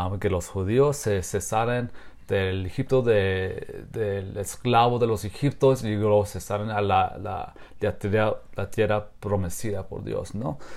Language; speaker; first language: Spanish; non-native, fluent; English